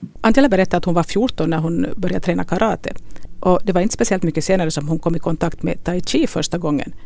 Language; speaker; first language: Swedish; native; Swedish